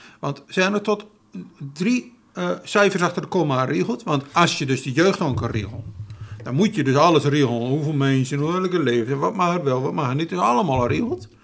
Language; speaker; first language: Dutch; native; Dutch